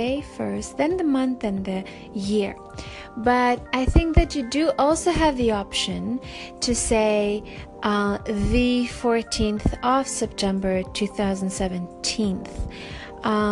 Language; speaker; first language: English; non-native, fluent; French